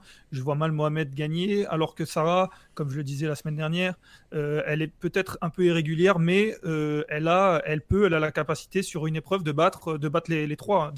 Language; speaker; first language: French; native; French